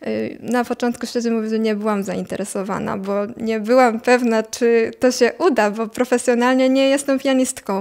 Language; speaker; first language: Polish; non-native, fluent; Japanese